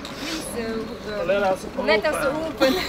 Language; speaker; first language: English; non-native, learner; Russian